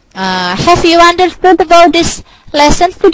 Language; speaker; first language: English; non-native, local second language; Indonesian